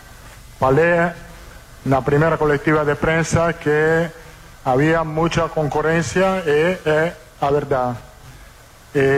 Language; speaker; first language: Portuguese; non-native, fluent; Italian